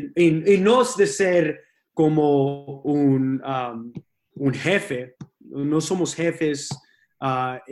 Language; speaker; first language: Spanish; early bilingual, heritage; Spanish